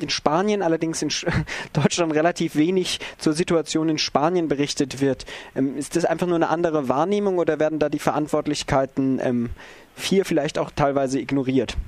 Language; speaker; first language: German; native; German